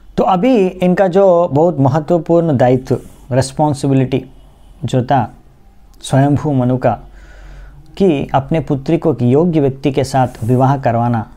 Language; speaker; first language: Hindi; non-native, local second language; Bangla